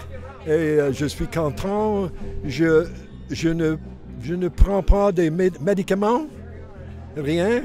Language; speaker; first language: French; non-native, learner; English